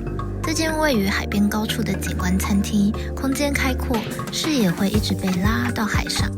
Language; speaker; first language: Chinese; native; Chinese